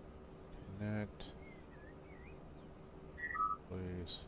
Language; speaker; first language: English; native; English